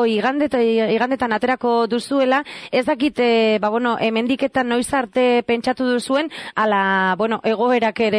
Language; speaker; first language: Basque; native; Basque